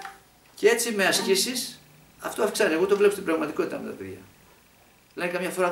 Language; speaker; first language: Greek; native; Greek